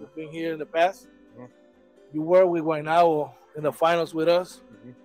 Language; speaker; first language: English; non-native, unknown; Spanish